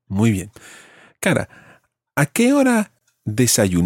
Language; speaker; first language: Spanish; non-native, fluent; English